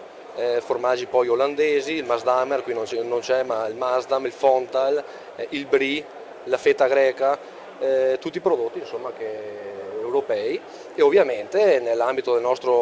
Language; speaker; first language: Italian; native; Italian